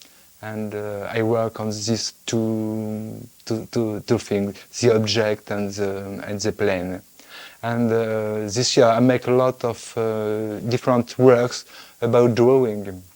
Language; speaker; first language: English; non-native, fluent; French